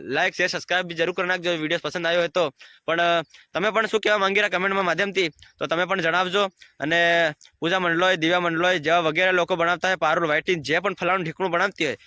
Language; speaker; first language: Gujarati; non-native, local second language; Bhili